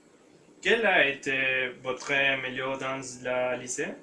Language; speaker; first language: French; non-native, learner; Spanish